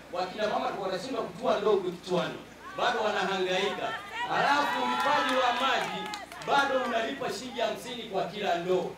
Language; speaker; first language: Swahili; non-native, local second language; Sukuma